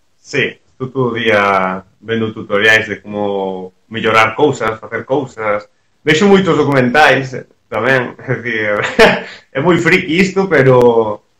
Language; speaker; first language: Galician; native; Galician